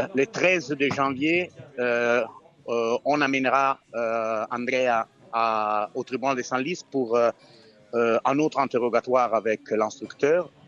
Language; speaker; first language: French; non-native, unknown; Italian